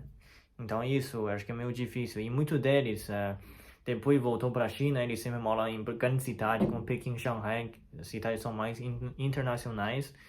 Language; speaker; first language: Portuguese; non-native, fluent; Chinese